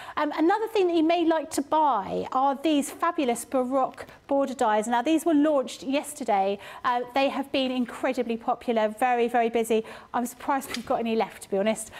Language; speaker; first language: English; native; English